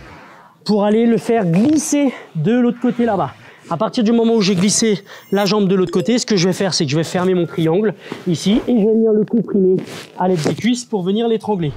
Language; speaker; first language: French; native; French